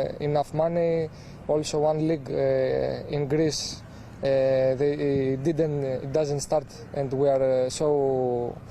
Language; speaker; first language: English; non-native, fluent; Greek